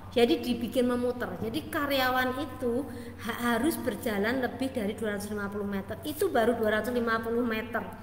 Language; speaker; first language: Indonesian; native; Indonesian